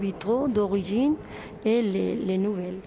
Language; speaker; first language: French; non-native, fluent; Spanish